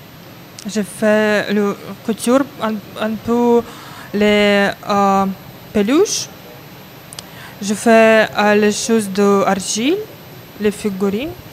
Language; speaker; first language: French; non-native, learner; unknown